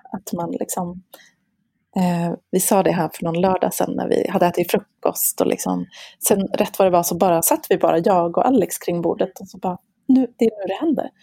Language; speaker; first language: Swedish; native; Swedish